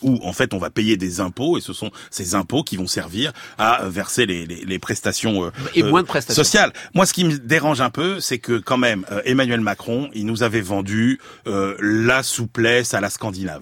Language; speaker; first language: French; native; French